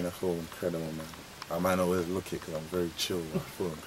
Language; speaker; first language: English; native; English